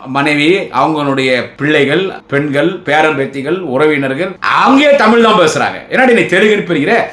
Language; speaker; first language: Tamil; non-native, local second language; Telugu